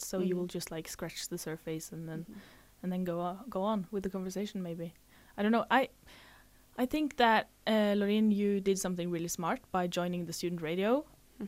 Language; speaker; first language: English; non-native, fluent; Norwegian